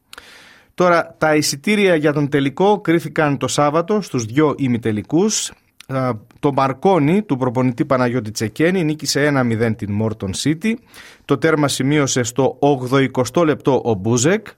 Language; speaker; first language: Greek; native; Greek